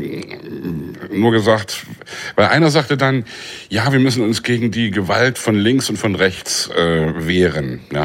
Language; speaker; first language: German; native; German